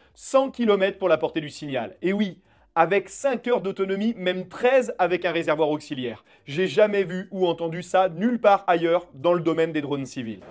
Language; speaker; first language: French; native; French